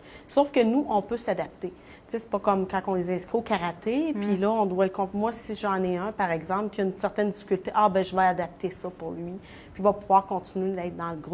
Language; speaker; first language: French; native; French